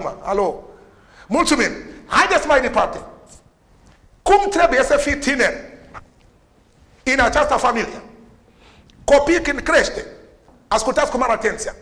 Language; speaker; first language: Romanian; non-native, learner; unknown